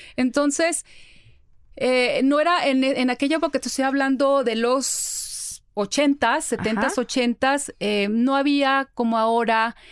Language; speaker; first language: Spanish; native; Spanish